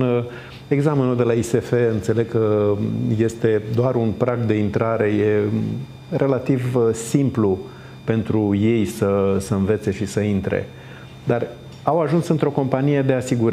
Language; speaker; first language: Romanian; native; Romanian